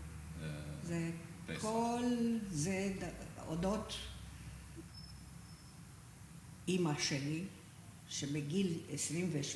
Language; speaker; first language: Hebrew; non-native, fluent; Romanian